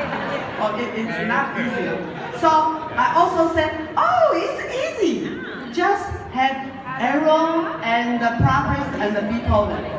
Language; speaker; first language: English; non-native, learner; Japanese